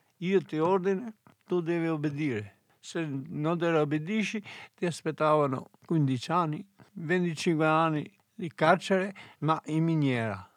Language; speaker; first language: Italian; non-native, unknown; Albanian